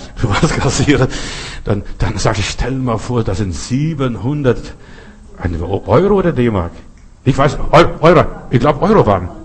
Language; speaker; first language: German; non-native, fluent; Russian